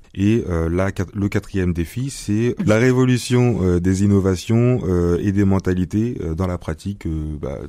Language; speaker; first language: French; native; French